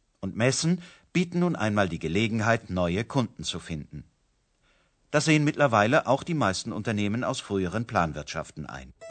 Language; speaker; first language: German; native; German